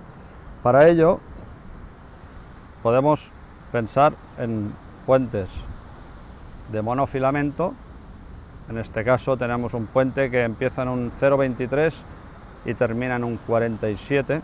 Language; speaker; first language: Spanish; native; Spanish